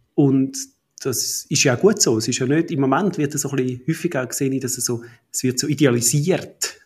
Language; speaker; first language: German; native; German